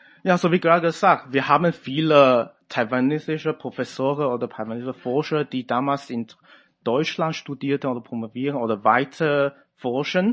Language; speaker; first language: German; non-native, fluent; Chinese